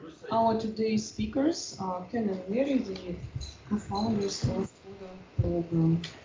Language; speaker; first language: English; non-native, fluent; Russian